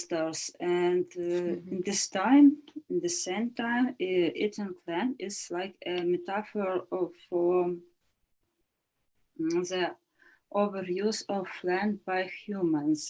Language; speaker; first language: English; non-native, learner; Ukrainian